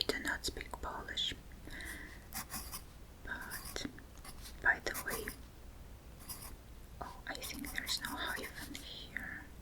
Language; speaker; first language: English; non-native, fluent; Russian